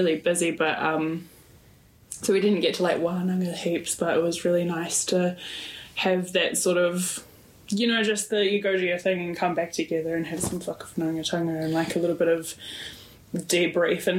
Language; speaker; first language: English; native; English